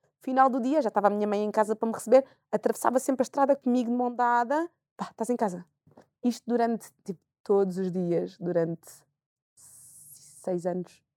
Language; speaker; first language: Portuguese; native; Portuguese